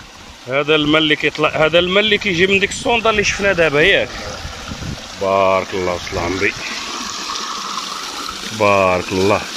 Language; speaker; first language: Arabic; native; Arabic